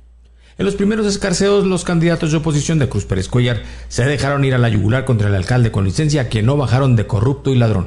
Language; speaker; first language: Spanish; native; Spanish